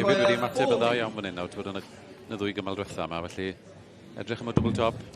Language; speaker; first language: Welsh; native; Welsh